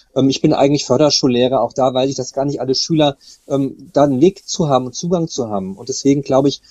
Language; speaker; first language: German; native; German